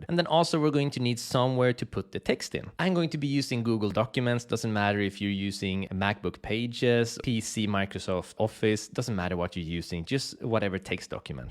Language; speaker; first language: English; native; English